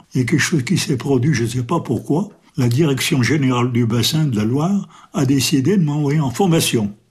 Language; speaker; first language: French; native; French